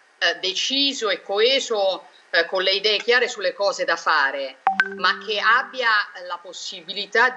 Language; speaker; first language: Italian; native; Italian